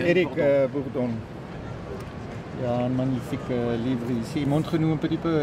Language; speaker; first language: French; non-native, learner; Dutch